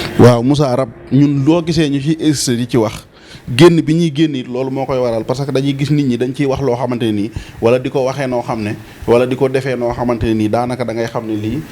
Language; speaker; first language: Wolof; non-native, local second language; Serer